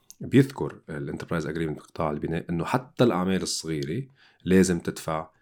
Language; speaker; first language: Arabic; native; Arabic